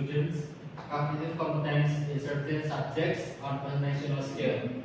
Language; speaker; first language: English; non-native, learner; Indonesian